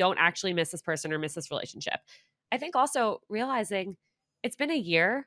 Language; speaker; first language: English; native; English